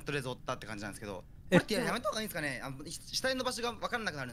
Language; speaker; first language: Japanese; native; Japanese